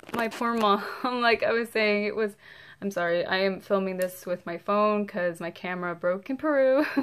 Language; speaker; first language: English; early bilingual, other home language; Spanish